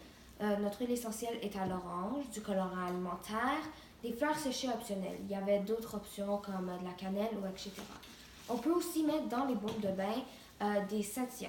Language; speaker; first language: French; non-native, local second language; English